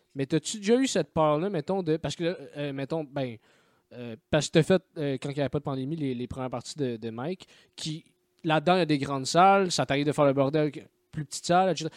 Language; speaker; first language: French; native; French